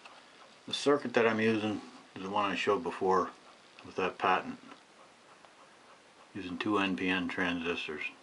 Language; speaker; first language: English; native; English